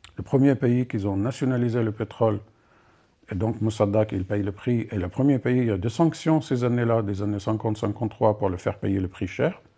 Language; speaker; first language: French; non-native, fluent; Arabic